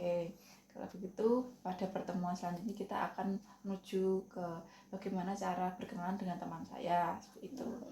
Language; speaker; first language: Indonesian; native; Indonesian